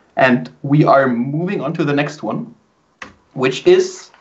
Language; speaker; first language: English; non-native, fluent; German